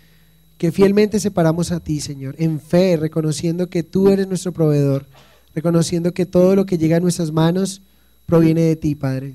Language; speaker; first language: Spanish; native; Spanish